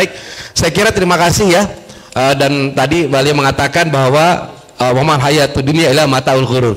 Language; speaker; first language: Indonesian; native; Indonesian